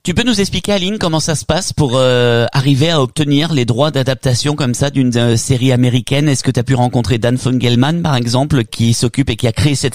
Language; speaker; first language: French; native; French